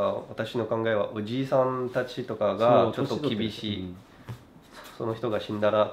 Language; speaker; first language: Japanese; non-native, learner; French